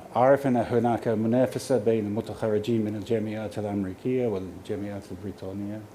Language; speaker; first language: Arabic; non-native, fluent; English